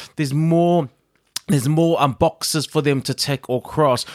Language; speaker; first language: English; native; English